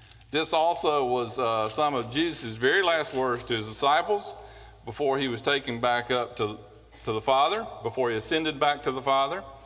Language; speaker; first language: English; native; English